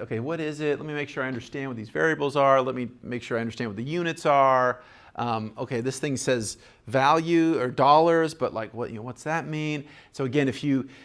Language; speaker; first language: English; native; English